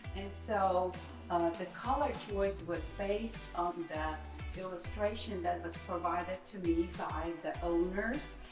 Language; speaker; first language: English; non-native, fluent; Latvian